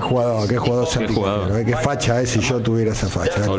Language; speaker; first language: Spanish; native; Spanish